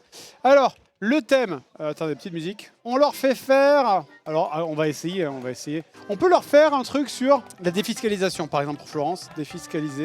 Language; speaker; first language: French; native; French